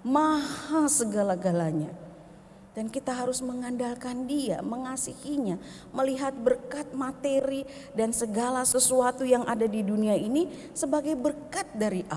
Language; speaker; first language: Indonesian; native; Indonesian